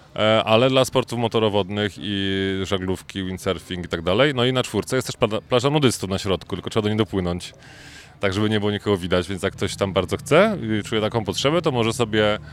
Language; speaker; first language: Polish; native; Polish